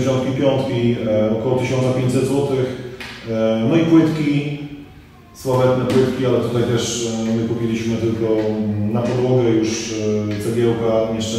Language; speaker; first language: Polish; native; Polish